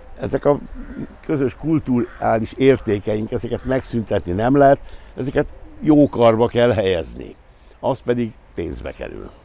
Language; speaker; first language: Hungarian; native; Hungarian